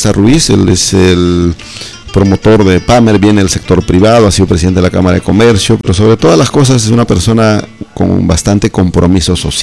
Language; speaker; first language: Spanish; non-native, local second language; Quechua